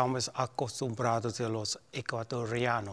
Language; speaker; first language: Spanish; non-native, fluent; Papiamento